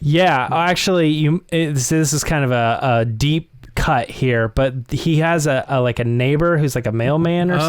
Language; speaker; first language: English; native; English